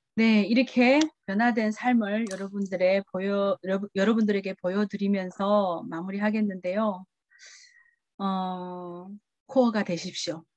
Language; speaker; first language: Korean; early bilingual, heritage; Korean